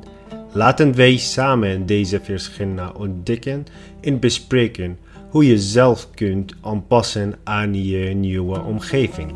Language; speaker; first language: Dutch; non-native, fluent; Arabic